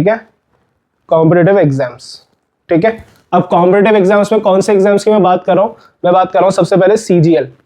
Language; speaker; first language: Hindi; native; Hindi